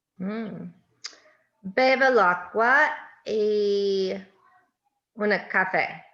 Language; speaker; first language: Italian; non-native, learner; English